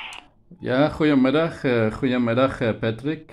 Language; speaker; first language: Dutch; non-native, learner; Afrikaans